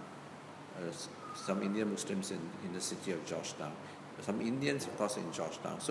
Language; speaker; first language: English; non-native, local second language; Min Nan Chinese